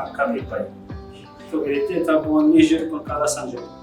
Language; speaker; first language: Japanese; non-native, learner; Arabic